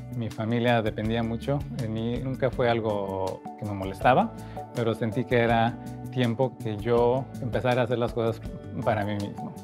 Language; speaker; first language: Spanish; early bilingual, heritage; Spanish